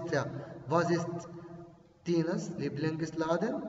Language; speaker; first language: German; non-native, fluent; Arabic